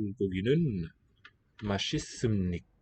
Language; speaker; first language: Korean; non-native, learner; English